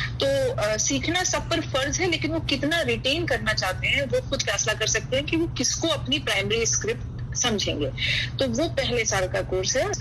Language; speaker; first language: Urdu; native; Urdu